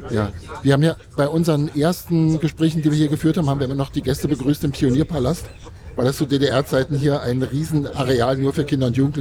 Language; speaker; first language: German; native; German